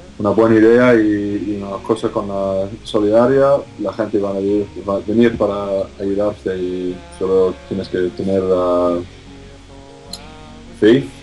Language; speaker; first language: Spanish; non-native, fluent; English